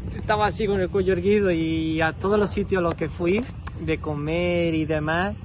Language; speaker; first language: Spanish; native; Spanish